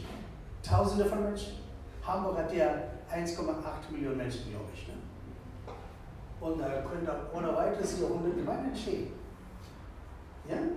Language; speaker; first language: German; non-native, fluent; Tamil